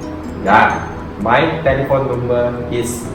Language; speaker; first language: German; non-native, learner; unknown